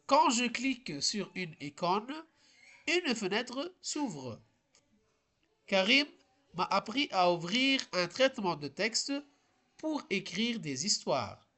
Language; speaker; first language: French; non-native, local second language; Arabic